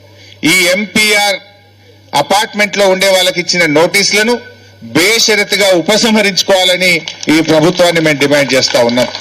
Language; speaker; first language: Telugu; native; Telugu